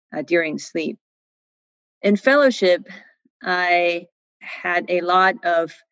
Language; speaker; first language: English; non-native, fluent; Chinese